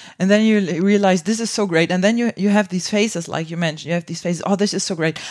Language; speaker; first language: English; non-native, fluent; German